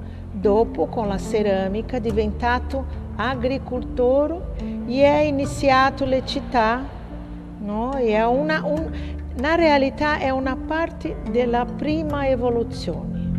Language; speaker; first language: Italian; non-native, fluent; Portuguese